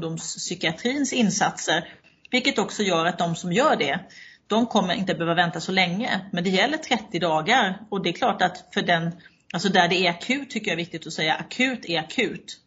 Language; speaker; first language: Swedish; native; Swedish